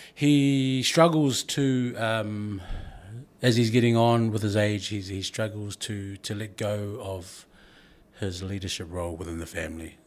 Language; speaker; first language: English; native; English